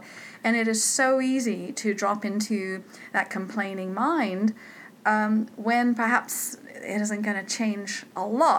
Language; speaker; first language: English; native; English